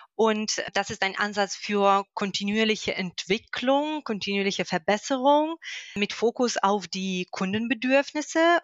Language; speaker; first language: German; non-native, fluent; Russian